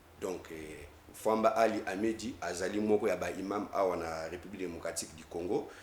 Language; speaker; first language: Lingala; native; Lingala